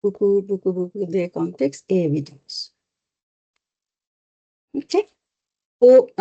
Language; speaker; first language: French; non-native, learner; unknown